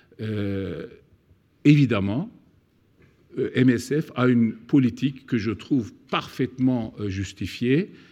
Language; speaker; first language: French; non-native, fluent; Turkish